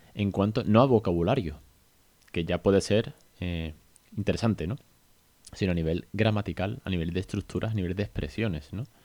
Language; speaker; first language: Spanish; native; Spanish